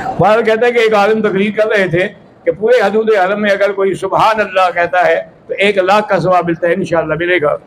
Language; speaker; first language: Urdu; native; Urdu